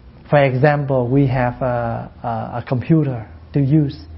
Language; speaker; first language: English; non-native, fluent; Vietnamese